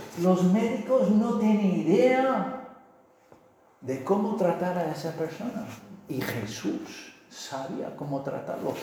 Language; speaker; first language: Spanish; non-native, fluent; English